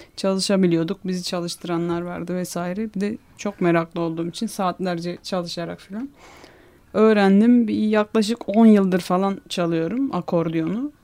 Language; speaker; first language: Turkish; non-native, local second language; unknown